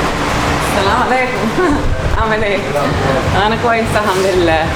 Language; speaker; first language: Arabic; non-native, learner; English